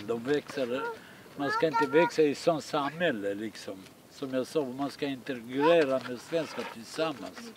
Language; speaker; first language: Swedish; non-native, fluent; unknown